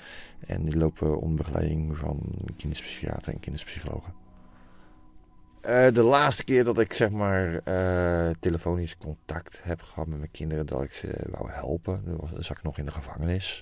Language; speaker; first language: Dutch; native; Dutch